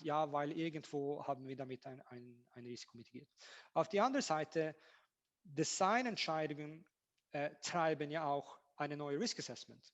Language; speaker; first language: German; non-native, fluent; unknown